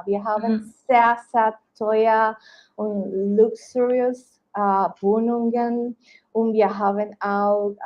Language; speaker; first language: German; non-native, learner; Spanish